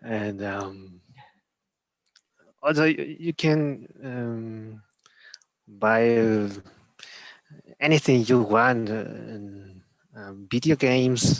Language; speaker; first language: English; non-native, learner; Spanish